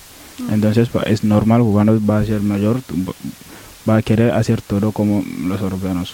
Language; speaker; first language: Spanish; non-native, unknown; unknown